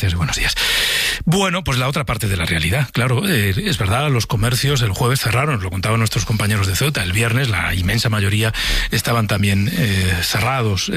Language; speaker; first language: Spanish; native; Spanish